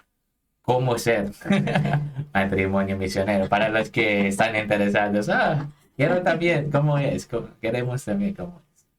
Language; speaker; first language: Spanish; non-native, fluent; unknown